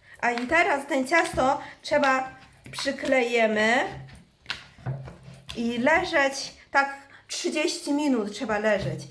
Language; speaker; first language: Polish; non-native, learner; Chinese